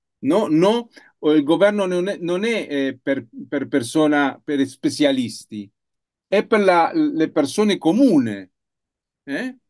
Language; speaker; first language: Italian; non-native, learner; Spanish